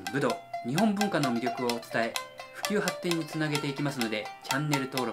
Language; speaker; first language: Japanese; native; Japanese